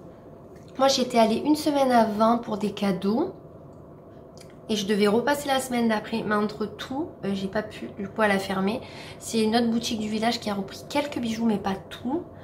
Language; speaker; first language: French; native; French